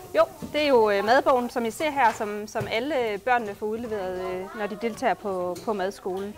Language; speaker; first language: Danish; native; Danish